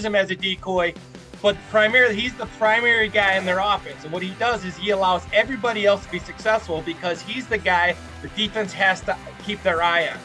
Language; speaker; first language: English; native; English